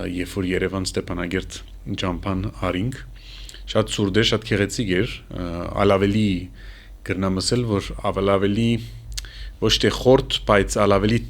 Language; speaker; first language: Armenian; early bilingual, heritage; Armenian